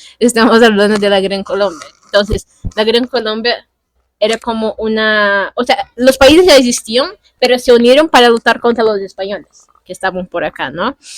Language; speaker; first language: Spanish; non-native, fluent; Portuguese